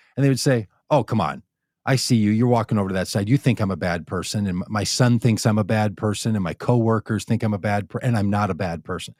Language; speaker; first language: English; native; English